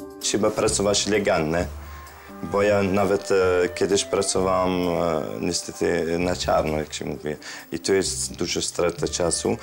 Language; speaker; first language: Polish; non-native, learner; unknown